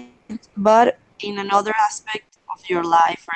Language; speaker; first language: English; non-native, learner; Spanish